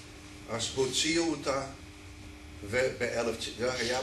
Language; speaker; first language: Hebrew; non-native, fluent; Dutch